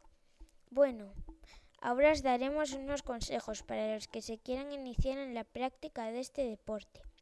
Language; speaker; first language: Spanish; native; Spanish